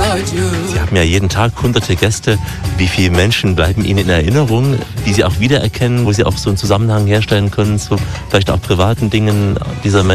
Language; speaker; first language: German; native; German